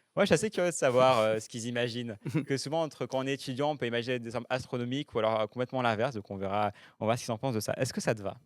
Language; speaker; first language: French; native; French